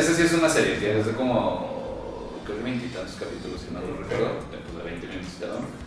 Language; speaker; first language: Spanish; native; Spanish